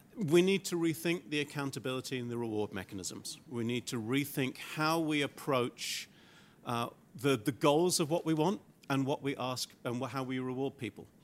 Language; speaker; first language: English; native; English